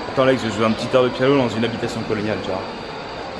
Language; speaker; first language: French; native; French